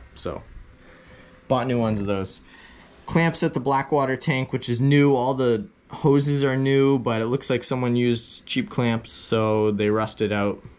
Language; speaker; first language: English; native; English